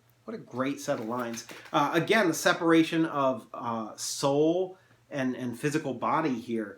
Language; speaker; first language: English; native; English